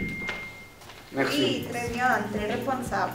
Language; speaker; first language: French; non-native, learner; Spanish